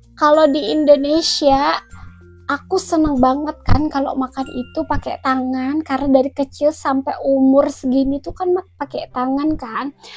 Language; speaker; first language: Indonesian; native; Indonesian